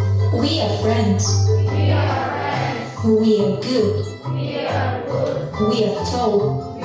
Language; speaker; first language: English; non-native, learner; Indonesian